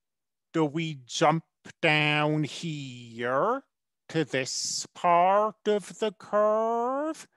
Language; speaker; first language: English; native; English